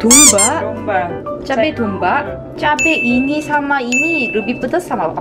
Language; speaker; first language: Indonesian; non-native, fluent; Korean